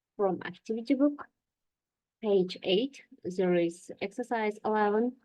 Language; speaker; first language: English; non-native, learner; Kazakh